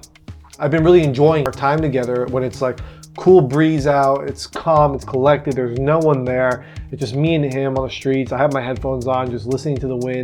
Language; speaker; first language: English; native; English